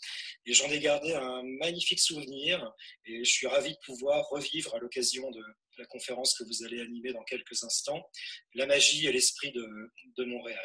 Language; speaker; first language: French; native; French